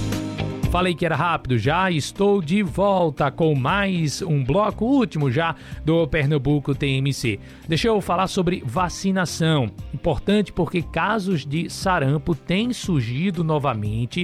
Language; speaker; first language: Portuguese; native; Portuguese